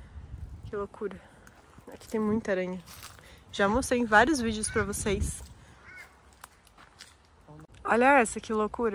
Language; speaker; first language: Portuguese; native; Portuguese